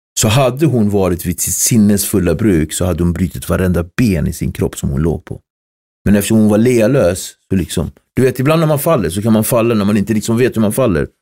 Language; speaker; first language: Swedish; early bilingual, other home language; Kabuverdianu